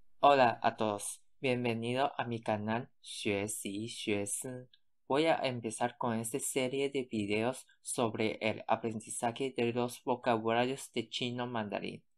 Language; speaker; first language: Spanish; non-native, fluent; Chinese